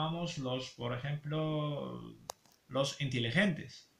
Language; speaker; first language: Spanish; non-native, fluent; Arabic